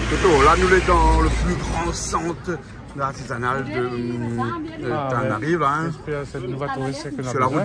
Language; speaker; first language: French; native; French